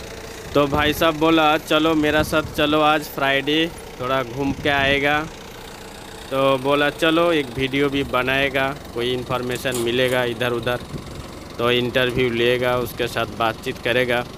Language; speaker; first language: Hindi; non-native, learner; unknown